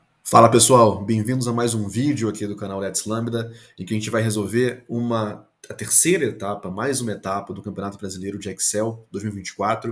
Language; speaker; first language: Portuguese; native; Portuguese